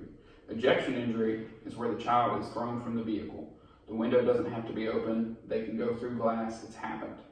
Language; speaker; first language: English; native; English